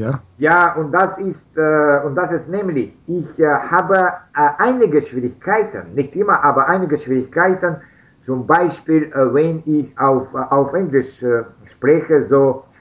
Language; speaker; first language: German; non-native, learner; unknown